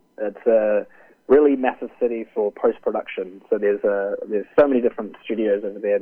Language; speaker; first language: English; native; English